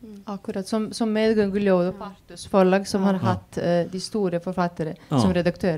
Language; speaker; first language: Swedish; non-native, fluent; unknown